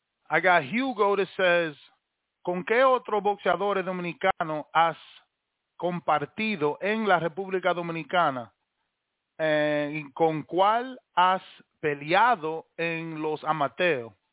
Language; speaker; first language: Spanish; early bilingual, heritage; Spanish